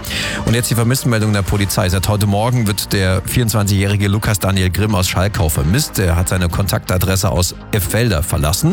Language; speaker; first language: German; native; German